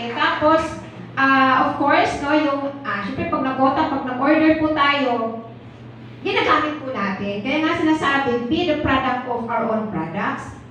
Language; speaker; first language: Filipino; non-native, local second language; Cebuano